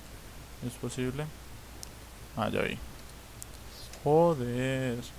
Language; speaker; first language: Spanish; native; Spanish